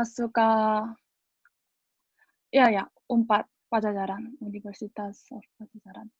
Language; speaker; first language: Indonesian; non-native, learner; Korean